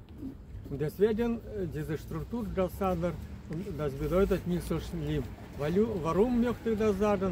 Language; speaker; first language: German; non-native, fluent; Russian